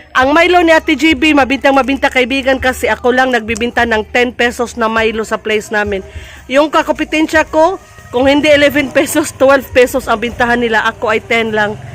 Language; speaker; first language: Filipino; non-native, local second language; Cebuano